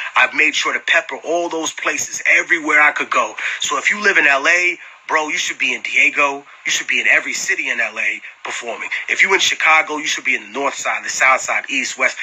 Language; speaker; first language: English; early bilingual, other home language; Spanish